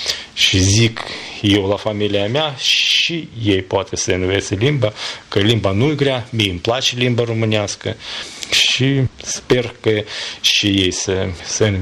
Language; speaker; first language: Romanian; non-native, learner; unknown